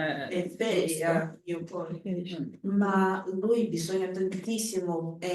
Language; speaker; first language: Italian; non-native, learner; Portuguese